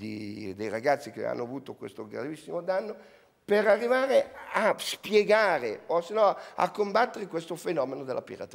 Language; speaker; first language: Italian; native; Italian